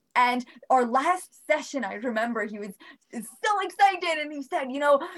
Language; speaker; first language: English; early bilingual, other home language; Bosnian